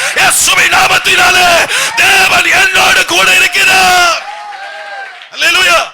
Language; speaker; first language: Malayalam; non-native, local second language; Tamil